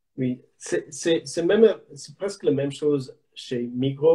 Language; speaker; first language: French; non-native, learner; English